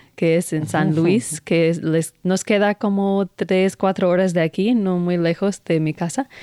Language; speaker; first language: Spanish; non-native, fluent; English